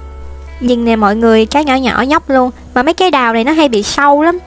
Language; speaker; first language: Vietnamese; native; Vietnamese